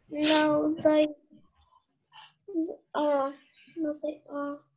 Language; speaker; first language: English; non-native, learner; Vietnamese